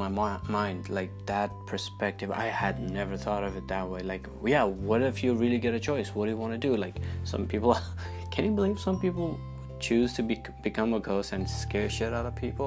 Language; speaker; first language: English; non-native, local second language; Nepali